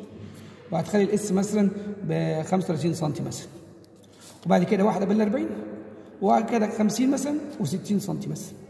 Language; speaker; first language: Arabic; native; Arabic